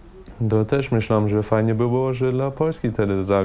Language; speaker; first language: Polish; early bilingual, heritage; Polish